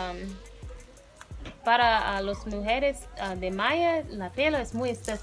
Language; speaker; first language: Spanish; non-native, learner; English